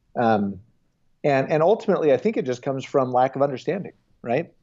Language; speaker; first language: English; native; English